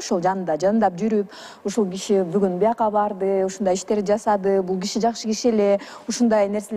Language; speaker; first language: Kyrgyz; native; Kyrgyz